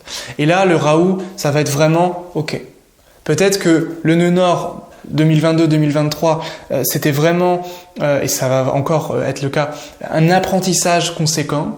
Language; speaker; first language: French; native; French